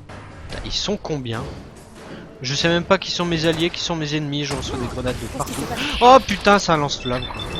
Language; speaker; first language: French; native; French